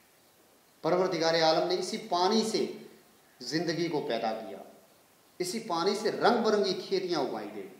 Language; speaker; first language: Urdu; native; Urdu